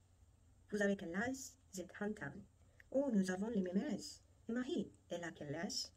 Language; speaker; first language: French; non-native, learner; Korean